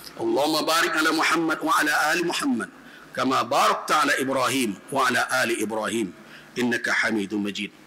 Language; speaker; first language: Malay; non-native, local second language; Minangkabau